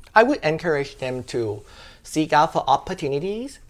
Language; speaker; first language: English; non-native, fluent; Thai